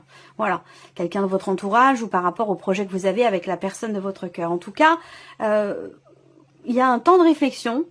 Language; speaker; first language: French; native; French